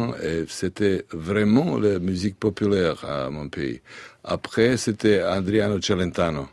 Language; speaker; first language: French; non-native, learner; Serbian